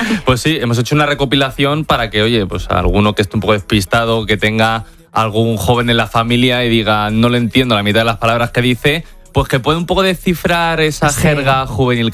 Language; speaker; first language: Spanish; native; Spanish